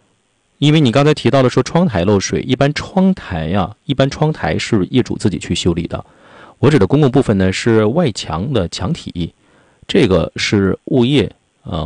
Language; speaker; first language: Chinese; native; Chinese